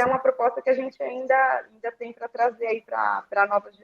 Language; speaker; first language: Portuguese; native; Portuguese